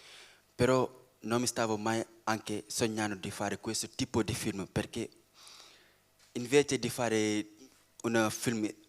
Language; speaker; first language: Italian; non-native, learner; Wolof